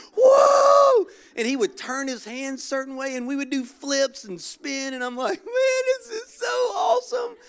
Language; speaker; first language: English; native; English